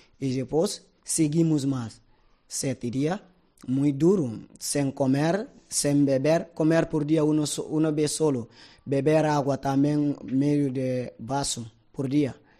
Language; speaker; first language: Spanish; non-native, learner; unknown